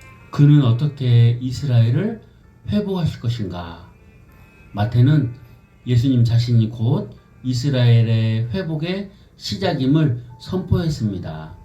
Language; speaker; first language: Korean; native; Korean